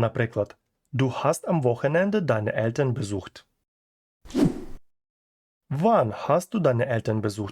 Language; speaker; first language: German; non-native, fluent; Ukrainian